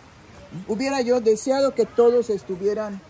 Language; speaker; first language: Spanish; native; Spanish